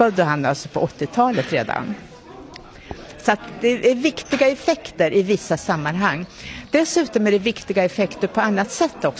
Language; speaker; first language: Swedish; non-native, fluent; Arabic